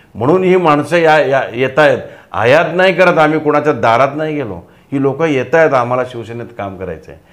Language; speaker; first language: Marathi; non-native, local second language; Telugu